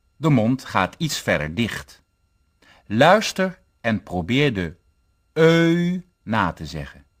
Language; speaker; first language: Dutch; native; Dutch